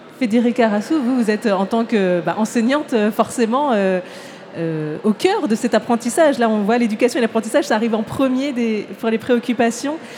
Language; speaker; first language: French; native; French